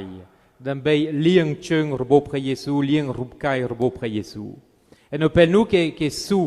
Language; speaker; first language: Khmer; non-native, fluent; French